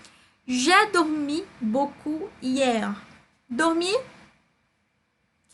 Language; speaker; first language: French; non-native, fluent; Portuguese